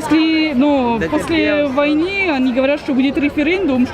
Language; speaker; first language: Russian; non-native, fluent; French